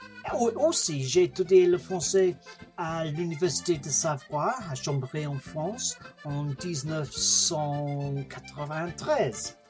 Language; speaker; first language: French; non-native, learner; English